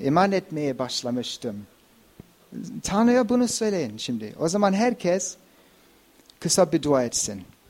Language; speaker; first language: Turkish; non-native, fluent; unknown